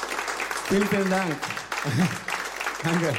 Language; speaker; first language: German; non-native, learner; English